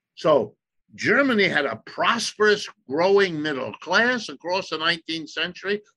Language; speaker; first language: English; early bilingual, other home language; German